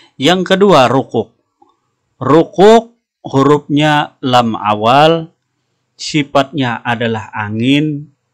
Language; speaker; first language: Indonesian; non-native, local second language; Banjar